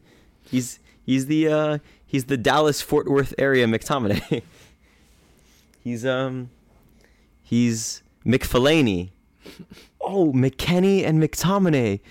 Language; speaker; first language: English; early bilingual, other home language; Greek